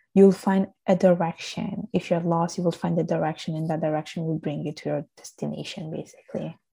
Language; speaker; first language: English; non-native, fluent; Italian